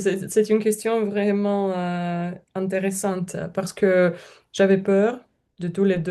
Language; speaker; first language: French; non-native, learner; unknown